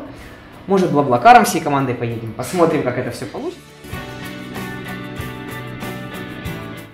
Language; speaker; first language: Russian; non-native, local second language; Ukrainian